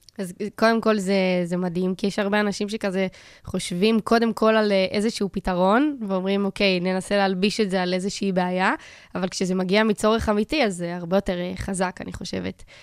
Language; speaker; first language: Hebrew; native; Hebrew